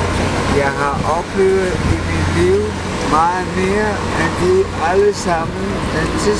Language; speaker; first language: Danish; non-native, fluent; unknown